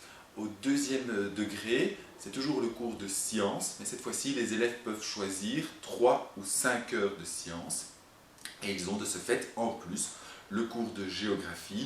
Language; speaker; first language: French; native; French